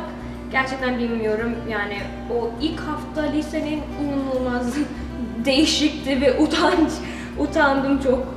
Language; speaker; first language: Turkish; early bilingual, heritage; Turkish